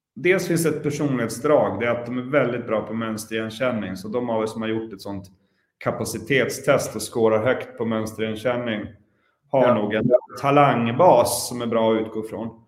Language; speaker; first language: Swedish; native; Swedish